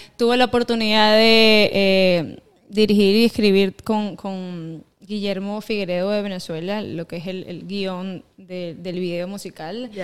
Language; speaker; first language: Spanish; native; Spanish